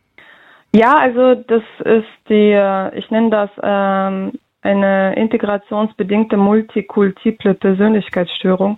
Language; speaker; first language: German; early bilingual, other home language; Russian